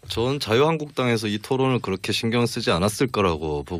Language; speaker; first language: Korean; native; Korean